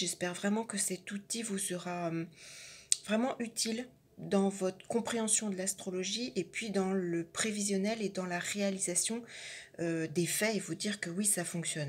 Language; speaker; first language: French; native; French